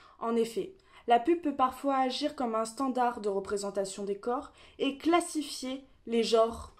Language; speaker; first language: French; native; French